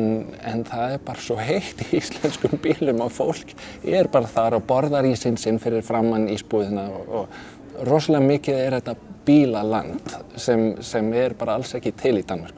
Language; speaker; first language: Icelandic; non-native, fluent; Danish